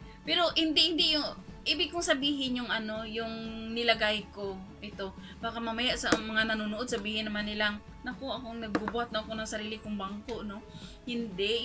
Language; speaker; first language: Filipino; non-native, local second language; Cebuano